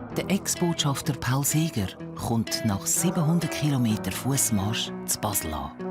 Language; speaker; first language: German; native; German